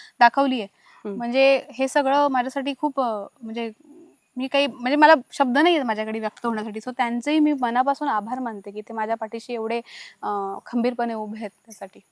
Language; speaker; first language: Marathi; native; Marathi